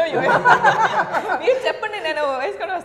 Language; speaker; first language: Telugu; non-native, learner; Kannada